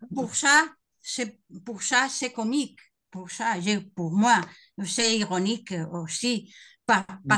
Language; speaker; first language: French; non-native, learner; Spanish